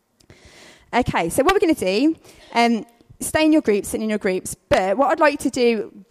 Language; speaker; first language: English; native; English